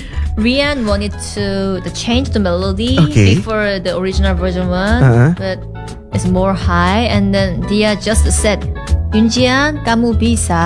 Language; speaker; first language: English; non-native, learner; Indonesian